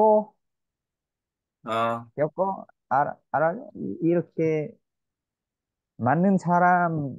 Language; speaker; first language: Korean; non-native, learner; Vietnamese